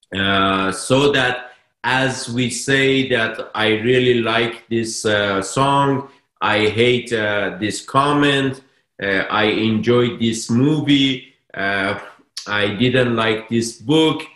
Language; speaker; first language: English; non-native, fluent; Persian